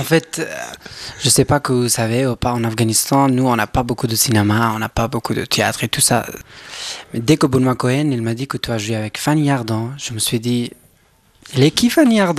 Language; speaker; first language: French; non-native, learner; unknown